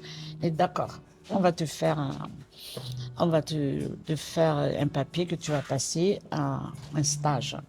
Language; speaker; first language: French; non-native, local second language; Malagasy